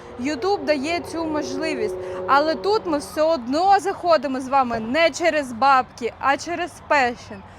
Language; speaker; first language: Ukrainian; non-native, local second language; Russian